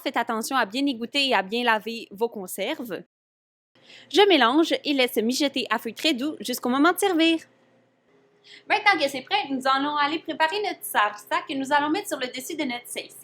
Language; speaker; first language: French; native; French